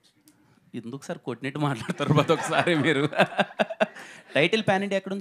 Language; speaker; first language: Telugu; native; Telugu